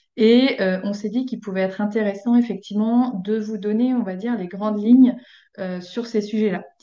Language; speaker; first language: French; native; French